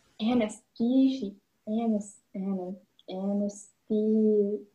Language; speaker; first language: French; non-native, learner; English